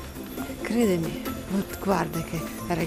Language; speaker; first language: Italian; non-native, learner; Russian